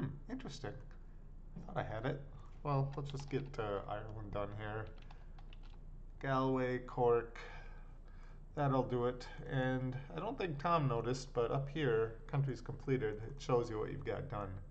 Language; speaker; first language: English; native; English